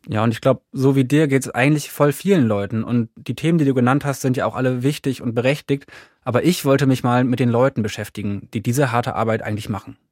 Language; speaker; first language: German; native; German